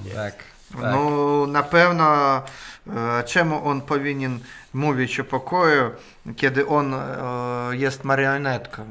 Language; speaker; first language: Polish; non-native, fluent; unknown